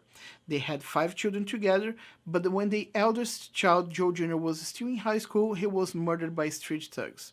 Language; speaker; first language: English; non-native, fluent; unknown